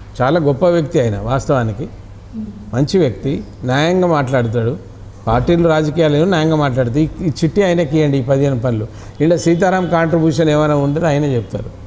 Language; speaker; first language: Telugu; non-native, local second language; Lambadi